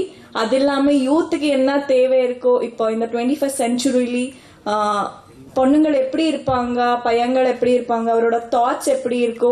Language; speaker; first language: Tamil; non-native, local second language; Kannada